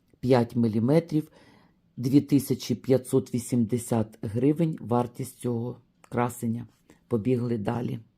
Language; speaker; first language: Ukrainian; native; Ukrainian